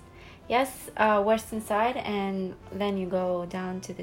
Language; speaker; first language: English; non-native, fluent; Russian